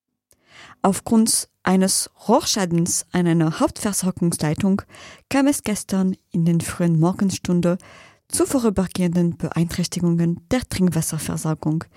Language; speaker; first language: German; native; German